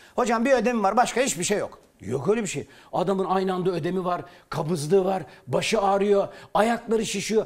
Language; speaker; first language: Turkish; native; Turkish